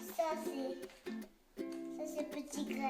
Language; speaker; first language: French; early bilingual, heritage; Japanese